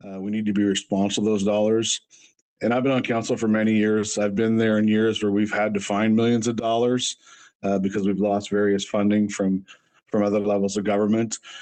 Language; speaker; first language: English; native; English